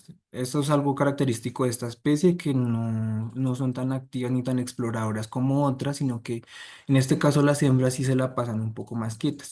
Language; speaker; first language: Spanish; native; Spanish